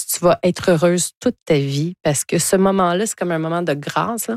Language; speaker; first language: French; native; French